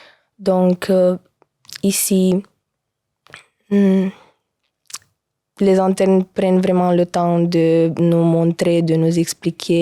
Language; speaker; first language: French; non-native, learner; Romanian